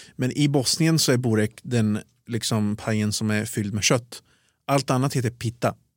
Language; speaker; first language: Swedish; early bilingual, other home language; Bosnian